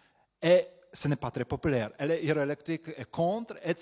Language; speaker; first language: French; non-native, fluent; Latvian